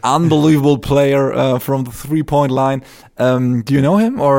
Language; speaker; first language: English; non-native, fluent; German